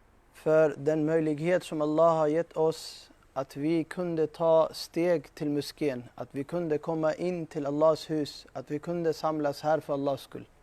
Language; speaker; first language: Swedish; non-native, fluent; Urdu